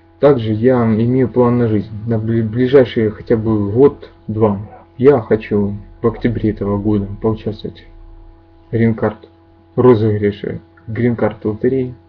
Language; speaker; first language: Russian; native; Russian